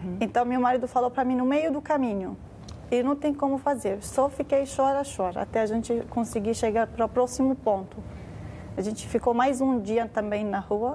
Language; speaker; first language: Portuguese; non-native, learner; Arabic